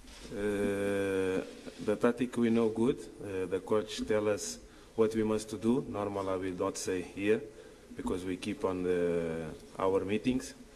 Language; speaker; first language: English; non-native, learner; Portuguese